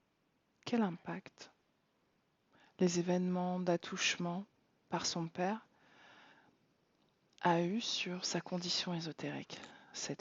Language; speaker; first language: French; native; French